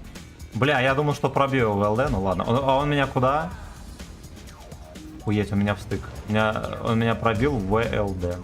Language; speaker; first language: Russian; native; Russian